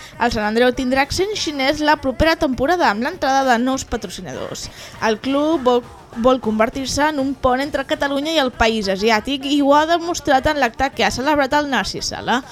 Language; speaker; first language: Catalan; native; Catalan